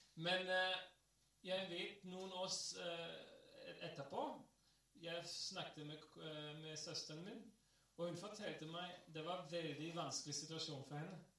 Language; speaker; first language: Norwegian; non-native, fluent; English